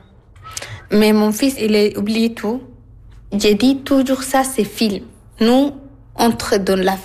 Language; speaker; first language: French; non-native, learner; Arabic